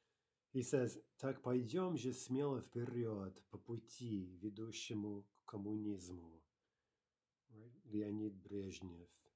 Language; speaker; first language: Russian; non-native, fluent; English